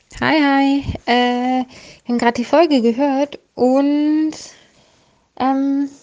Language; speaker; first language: German; native; German